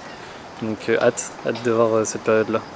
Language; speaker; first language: French; native; French